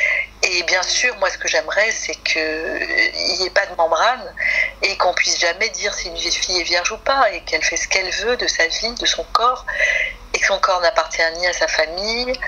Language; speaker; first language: French; native; French